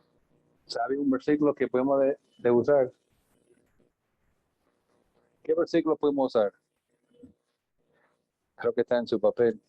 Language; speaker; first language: Spanish; non-native, fluent; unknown